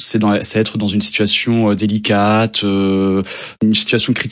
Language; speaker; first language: French; native; French